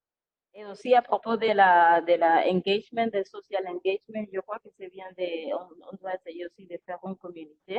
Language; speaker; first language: French; non-native, fluent; Spanish